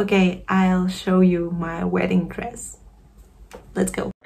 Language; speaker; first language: English; non-native, learner; Russian